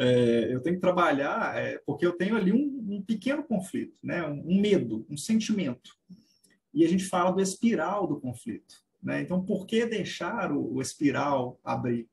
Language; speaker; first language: Portuguese; native; Portuguese